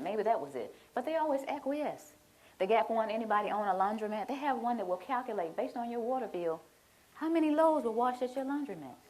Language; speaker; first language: English; native; English